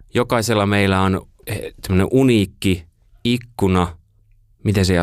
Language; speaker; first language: Finnish; native; Finnish